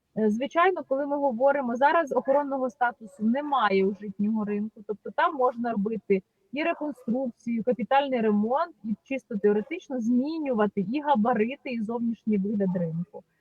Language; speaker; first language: Ukrainian; native; Ukrainian